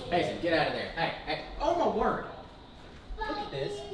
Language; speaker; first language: English; native; English